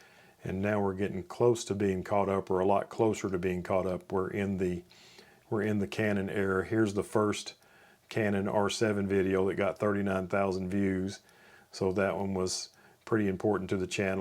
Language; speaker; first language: English; native; English